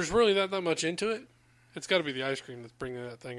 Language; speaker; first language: English; native; English